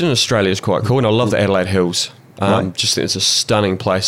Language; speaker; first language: English; native; English